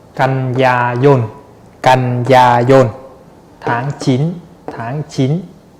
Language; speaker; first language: Thai; non-native, fluent; Vietnamese